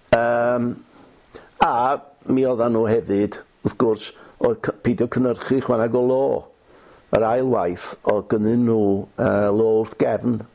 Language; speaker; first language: Welsh; native; Welsh